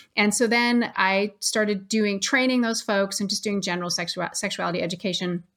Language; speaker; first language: English; native; English